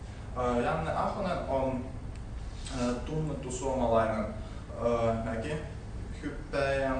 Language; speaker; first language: Finnish; non-native, learner; Russian